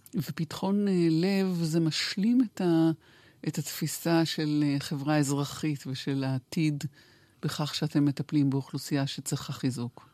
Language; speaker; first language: Hebrew; native; Hebrew